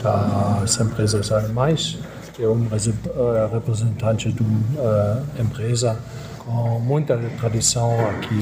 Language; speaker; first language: Portuguese; non-native, learner; German